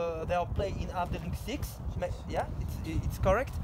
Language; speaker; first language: English; non-native, learner; French